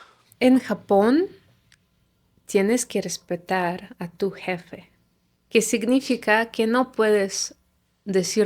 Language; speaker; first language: Spanish; non-native, fluent; Russian